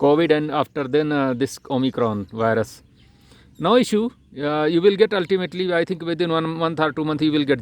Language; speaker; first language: English; non-native, local second language; Hindi